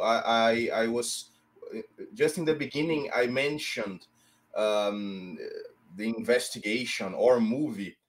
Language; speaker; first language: English; non-native, fluent; Portuguese